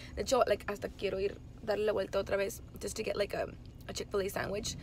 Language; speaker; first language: Spanish; early bilingual, heritage; Spanish